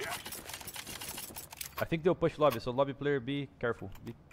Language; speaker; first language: English; non-native, fluent; Portuguese